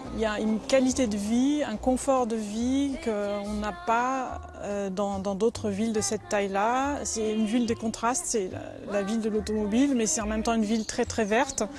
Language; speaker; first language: French; native; French